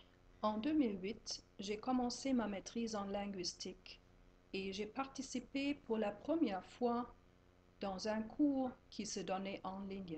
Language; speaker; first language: French; non-native, fluent; German